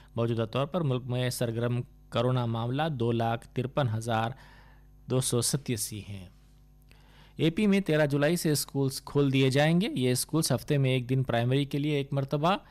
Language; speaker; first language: Urdu; native; Urdu